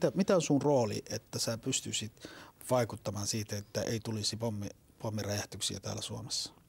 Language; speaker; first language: Finnish; non-native, fluent; Somali